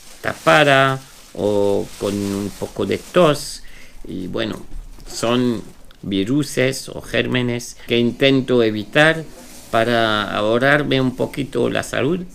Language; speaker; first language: Spanish; non-native, fluent; French